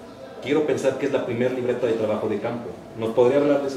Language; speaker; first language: Spanish; native; Spanish